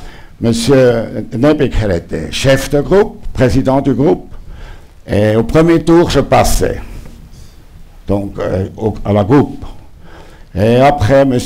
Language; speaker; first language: French; non-native, local second language; German